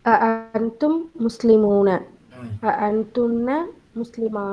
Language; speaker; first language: Arabic; non-native, learner; Tamil